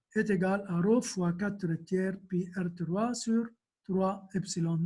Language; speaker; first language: French; non-native, local second language; Arabic